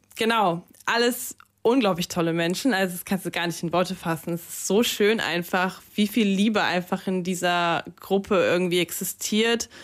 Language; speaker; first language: German; early bilingual, other home language; Russian